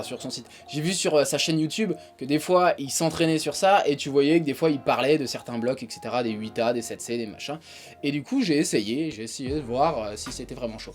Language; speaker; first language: French; native; French